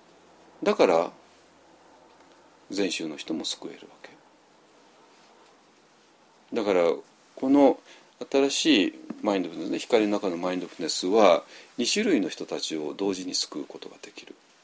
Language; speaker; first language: Japanese; native; Japanese